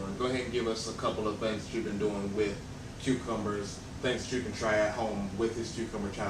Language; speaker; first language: English; native; English